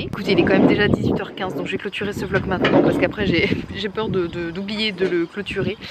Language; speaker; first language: French; native; French